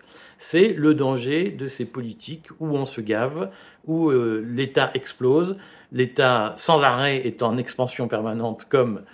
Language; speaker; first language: French; native; French